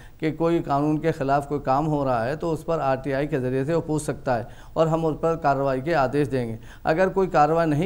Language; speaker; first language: Hindi; native; Hindi